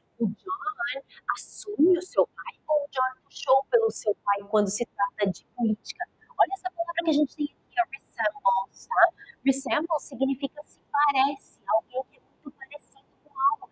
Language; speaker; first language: Portuguese; native; Portuguese